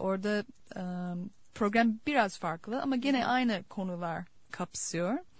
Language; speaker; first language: Turkish; non-native, fluent; English